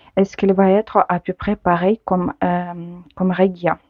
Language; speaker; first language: French; non-native, fluent; Ukrainian